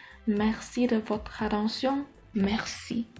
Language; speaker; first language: French; non-native, learner; Chinese